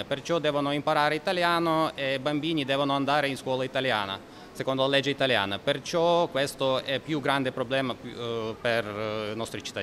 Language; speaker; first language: Italian; non-native, fluent; Ukrainian